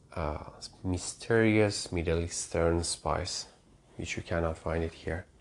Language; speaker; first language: English; non-native, fluent; Persian